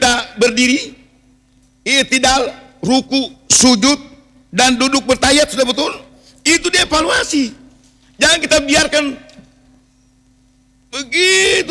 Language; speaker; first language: Indonesian; non-native, local second language; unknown